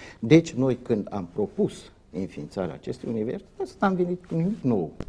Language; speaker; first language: Romanian; non-native, local second language; Hungarian